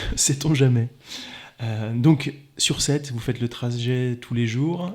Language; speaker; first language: French; native; French